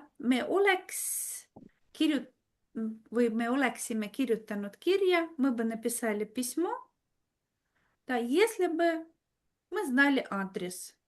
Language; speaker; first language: Estonian; non-native, fluent; Russian